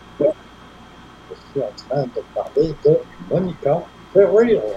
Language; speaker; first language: French; non-native, fluent; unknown